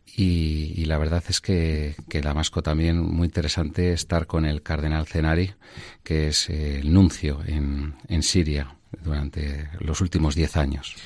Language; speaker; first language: Spanish; native; Spanish